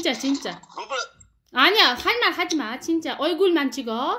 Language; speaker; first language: Korean; non-native, fluent; Uzbek